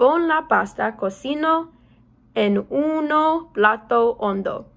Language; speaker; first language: Spanish; non-native, learner; English